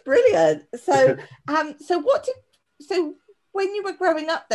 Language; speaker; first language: English; native; English